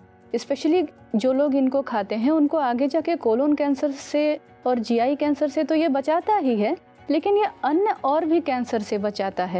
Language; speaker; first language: Hindi; native; Hindi